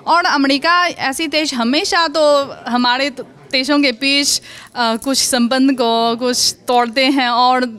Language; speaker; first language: Hindi; non-native, fluent; Chinese